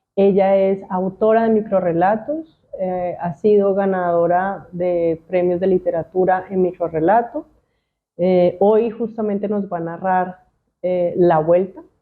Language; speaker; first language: Spanish; native; Spanish